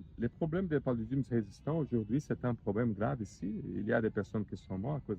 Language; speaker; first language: French; non-native, learner; Portuguese